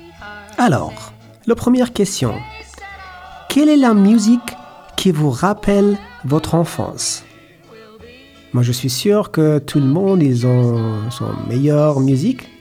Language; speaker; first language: French; non-native, learner; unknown